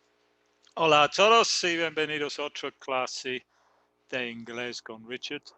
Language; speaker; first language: Spanish; non-native, learner; English